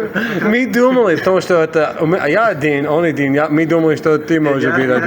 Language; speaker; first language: Russian; non-native, learner; English